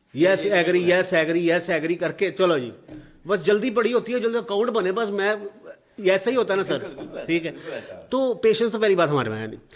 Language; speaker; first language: Urdu; non-native, local second language; Punjabi